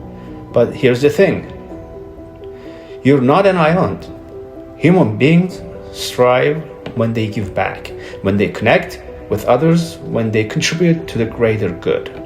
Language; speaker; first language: English; non-native, fluent; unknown